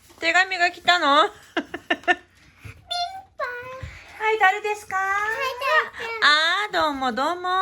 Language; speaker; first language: Japanese; non-native, fluent; Korean